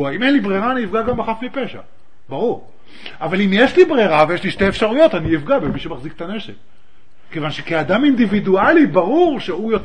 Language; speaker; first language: Hebrew; native; Hebrew